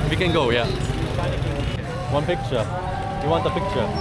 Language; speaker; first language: English; non-native, learner; German